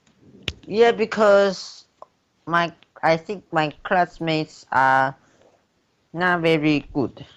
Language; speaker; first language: English; non-native, learner; Chinese